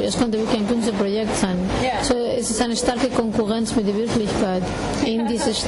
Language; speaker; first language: German; non-native, fluent; Galician